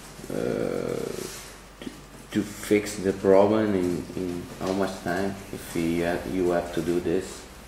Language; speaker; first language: English; non-native, fluent; Italian